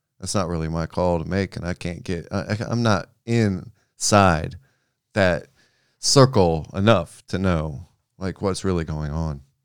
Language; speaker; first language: English; native; English